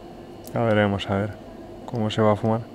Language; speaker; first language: Spanish; native; Spanish